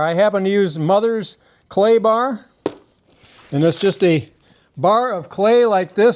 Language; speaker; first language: English; native; English